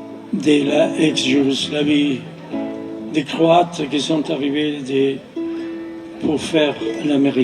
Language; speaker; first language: French; non-native, fluent; Spanish